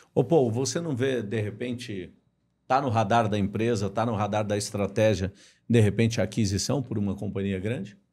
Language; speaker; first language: Portuguese; native; Portuguese